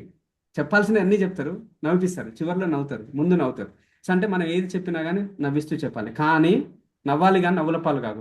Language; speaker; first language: Telugu; native; Telugu